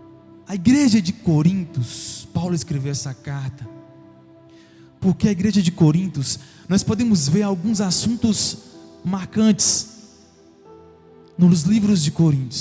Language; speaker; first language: Portuguese; native; Portuguese